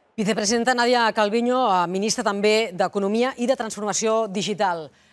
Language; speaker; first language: Spanish; non-native, local second language; Catalan